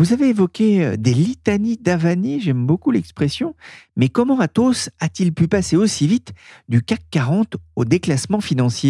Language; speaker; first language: French; native; French